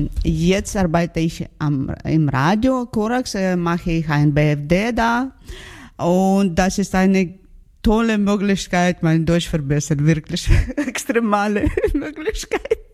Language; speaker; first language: German; non-native, learner; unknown